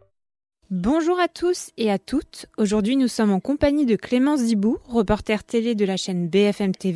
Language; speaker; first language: French; native; French